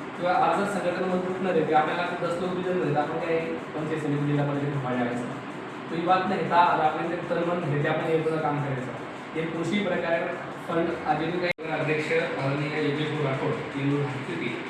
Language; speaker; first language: Marathi; non-native, local second language; Lambadi